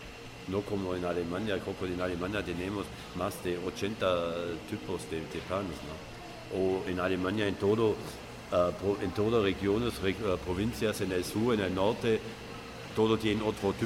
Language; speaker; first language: Spanish; non-native, fluent; German